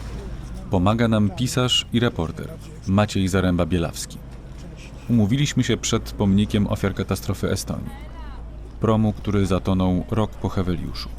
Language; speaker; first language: Polish; native; Polish